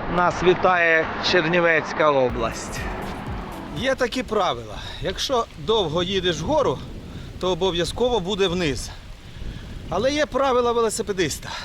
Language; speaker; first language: Ukrainian; non-native, local second language; Russian